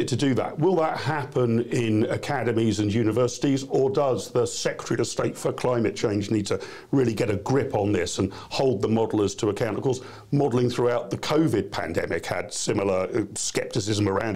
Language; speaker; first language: English; native; English